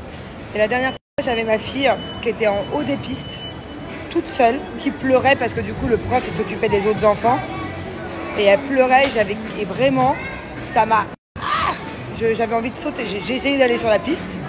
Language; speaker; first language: French; native; French